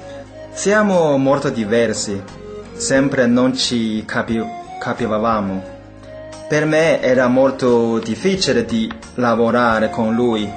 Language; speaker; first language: Italian; non-native, fluent; Chinese